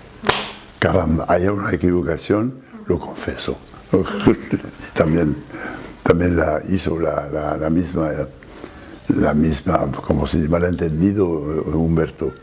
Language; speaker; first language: Spanish; non-native, fluent; French